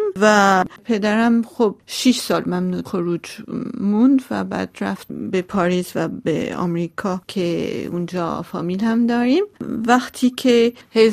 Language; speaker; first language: Persian; non-native, local second language; Armenian